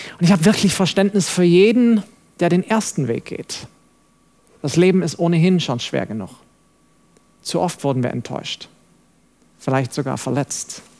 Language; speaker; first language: German; non-native, fluent; English